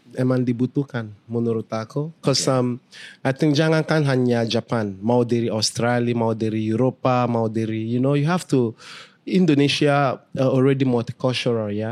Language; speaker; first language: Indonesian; non-native, fluent; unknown